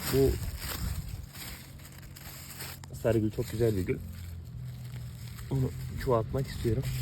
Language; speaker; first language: Turkish; native; Turkish